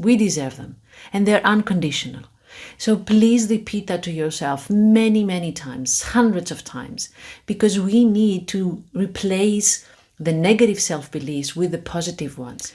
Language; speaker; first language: English; non-native, fluent; Greek